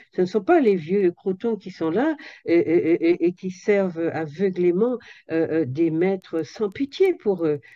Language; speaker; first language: French; native; French